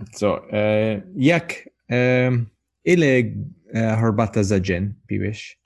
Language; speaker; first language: Polish; non-native, learner; English